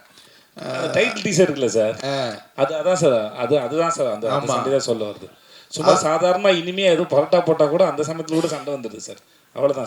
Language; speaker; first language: Tamil; native; Tamil